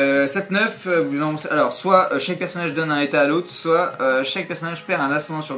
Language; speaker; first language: French; native; French